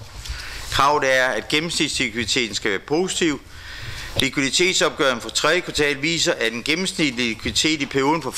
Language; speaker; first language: Danish; native; Danish